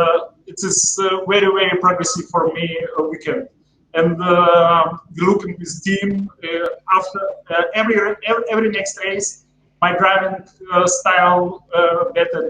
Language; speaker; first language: English; non-native, learner; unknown